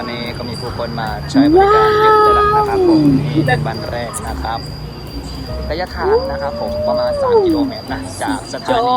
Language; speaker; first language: Thai; native; Thai